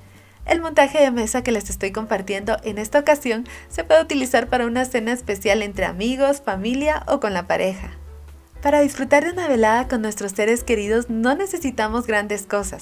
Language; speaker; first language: Spanish; native; Spanish